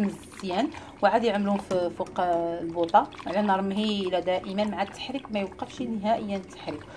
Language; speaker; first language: Arabic; native; Arabic